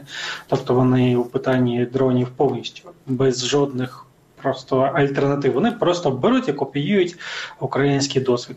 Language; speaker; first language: Ukrainian; native; Ukrainian